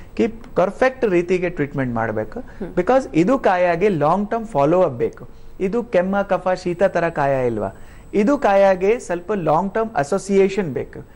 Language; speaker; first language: Kannada; non-native, learner; Hindi